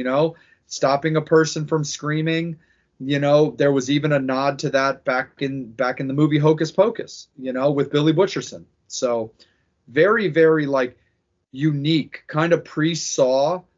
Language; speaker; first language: English; native; English